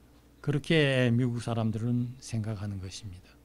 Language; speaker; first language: Korean; native; Korean